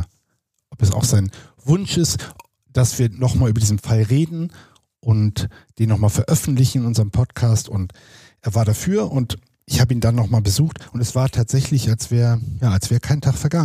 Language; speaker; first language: German; native; German